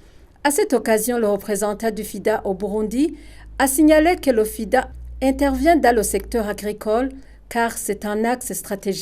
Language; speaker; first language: French; non-native, local second language; Rundi